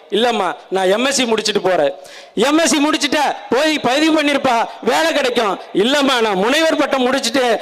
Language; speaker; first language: Tamil; native; Tamil